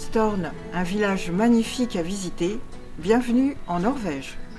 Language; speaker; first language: French; native; French